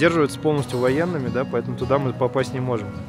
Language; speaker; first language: Russian; native; Russian